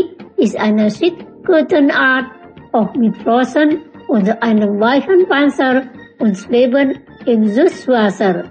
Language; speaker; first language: German; non-native, learner; Indonesian